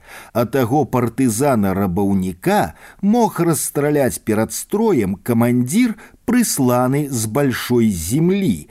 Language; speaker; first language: Belarusian; native; Belarusian